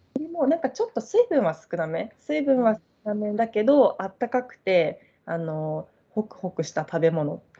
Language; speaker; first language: Japanese; native; Japanese